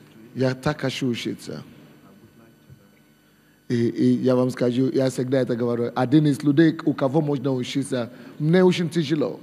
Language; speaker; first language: Russian; non-native, fluent; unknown